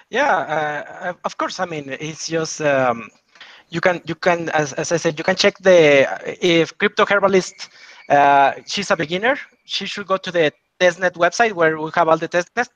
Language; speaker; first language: English; non-native, fluent; Spanish